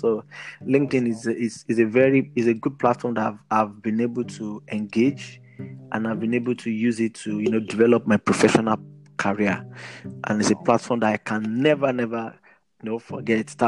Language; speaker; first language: English; non-native, local second language; Yoruba